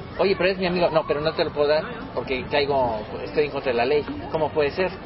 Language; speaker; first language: Spanish; native; Spanish